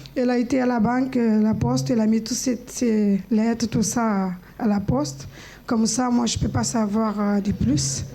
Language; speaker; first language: French; non-native, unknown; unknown